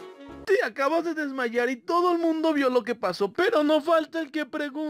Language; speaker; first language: Spanish; native; Spanish